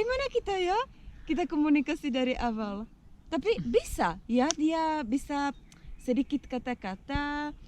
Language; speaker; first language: Indonesian; non-native, learner; Czech